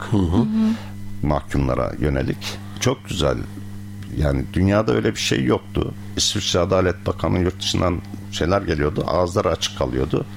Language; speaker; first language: Turkish; native; Turkish